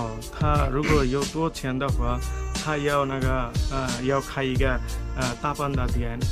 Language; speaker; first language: Chinese; non-native, learner; Bangla